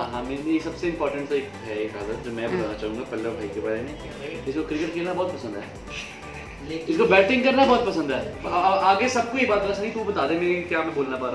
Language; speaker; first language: Hindi; non-native, local second language; Punjabi